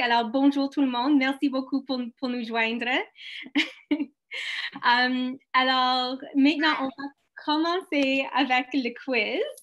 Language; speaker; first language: French; non-native, local second language; English